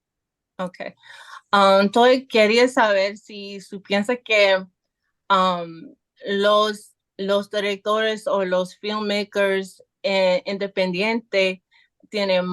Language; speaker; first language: Spanish; non-native, learner; English